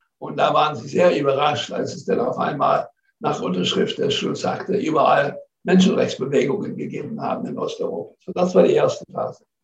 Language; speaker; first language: German; non-native, fluent; English